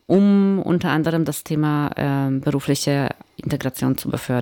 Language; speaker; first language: German; native; German